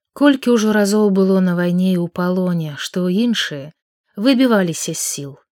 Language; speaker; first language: Belarusian; native; Belarusian